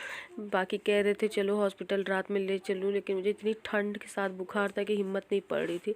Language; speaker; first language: Hindi; native; Hindi